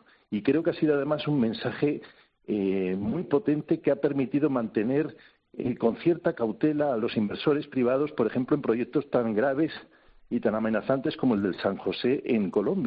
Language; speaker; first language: Spanish; native; Spanish